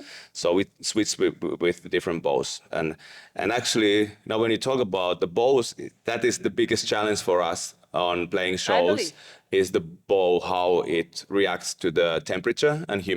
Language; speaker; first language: English; non-native, fluent; Finnish